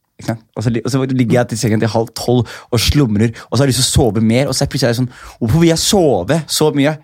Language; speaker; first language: Norwegian; early bilingual, other home language; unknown